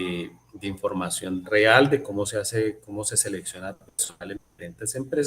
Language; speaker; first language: Spanish; native; Spanish